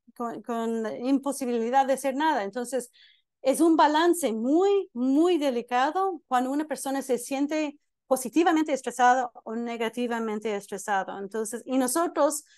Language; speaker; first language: Spanish; non-native, fluent; English